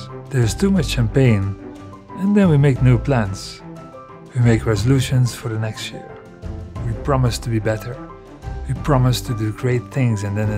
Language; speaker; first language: English; non-native, fluent; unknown